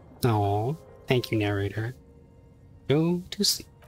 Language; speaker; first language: English; native; English